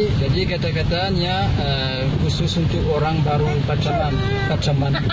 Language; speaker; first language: Indonesian; non-native, learner; French